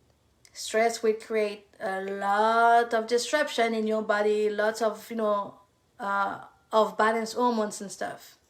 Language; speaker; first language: English; non-native, fluent; French